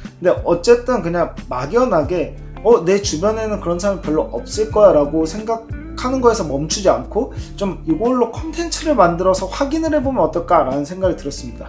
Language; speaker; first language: Korean; native; Korean